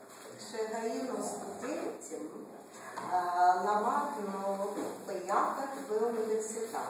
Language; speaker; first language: Hebrew; non-native, learner; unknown